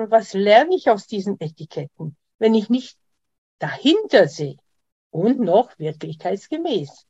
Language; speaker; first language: German; non-native, fluent; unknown